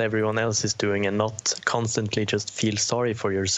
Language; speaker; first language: English; non-native, fluent; Norwegian